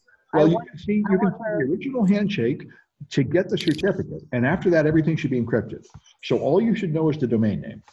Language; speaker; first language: English; native; English